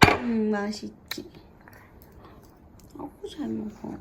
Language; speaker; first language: Korean; native; Korean